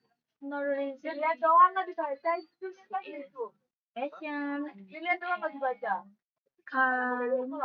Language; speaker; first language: English; non-native, learner; Indonesian